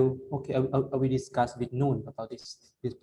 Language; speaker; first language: English; non-native, fluent; Lao